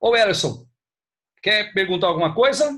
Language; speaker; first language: Portuguese; native; Portuguese